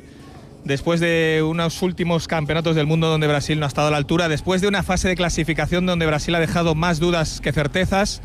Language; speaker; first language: Spanish; native; Spanish